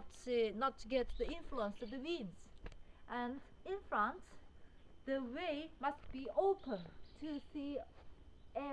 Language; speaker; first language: English; non-native, learner; Korean